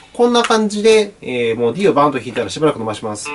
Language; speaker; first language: Japanese; native; Japanese